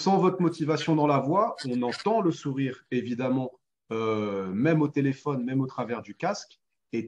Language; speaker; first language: French; native; French